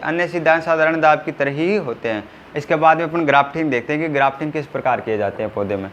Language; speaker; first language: Hindi; native; Hindi